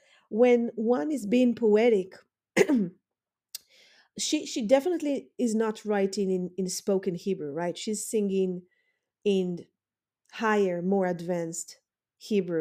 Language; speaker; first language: English; non-native, fluent; Hebrew